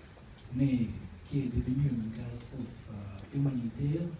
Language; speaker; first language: French; non-native, fluent; Russian